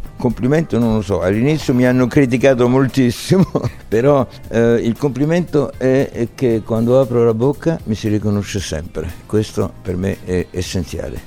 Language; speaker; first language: Italian; early bilingual, heritage; Italian